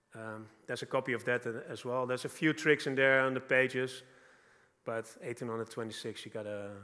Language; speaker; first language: English; non-native, fluent; Dutch